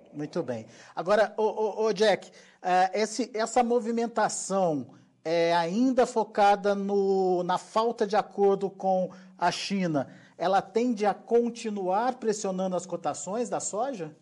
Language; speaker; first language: Portuguese; native; Portuguese